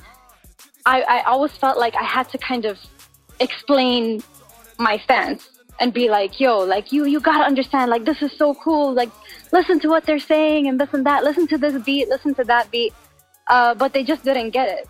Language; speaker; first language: English; non-native, fluent; Arabic